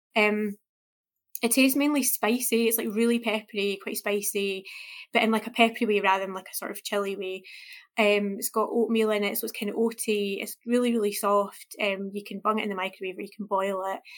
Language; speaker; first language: English; native; English